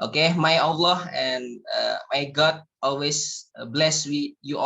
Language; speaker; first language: English; non-native, learner; Indonesian